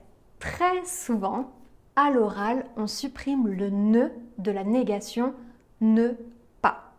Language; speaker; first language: French; native; French